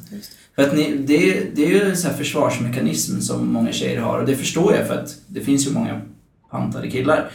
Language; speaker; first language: Swedish; early bilingual, other home language; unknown